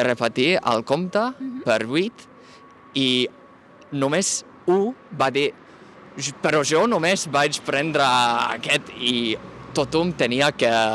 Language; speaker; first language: Catalan; non-native, fluent; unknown